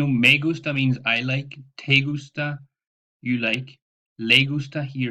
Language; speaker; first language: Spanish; non-native, fluent; English